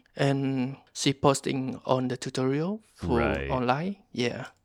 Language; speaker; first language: English; non-native, learner; Vietnamese